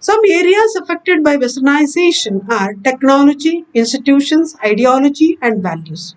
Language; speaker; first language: English; non-native, local second language; Kannada